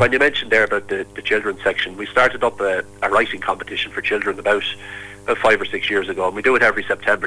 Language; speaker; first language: English; native; English